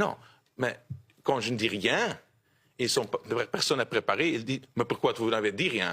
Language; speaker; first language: French; non-native, local second language; Dutch